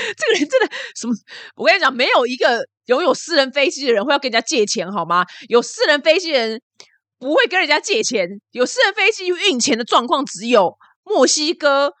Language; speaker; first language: Chinese; native; Chinese